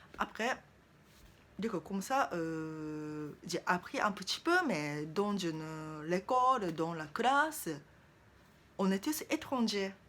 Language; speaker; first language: French; non-native, learner; Japanese